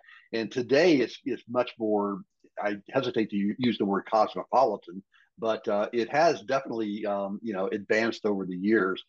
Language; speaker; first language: English; native; English